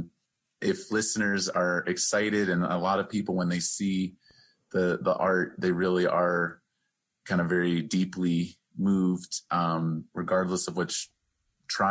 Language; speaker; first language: English; native; English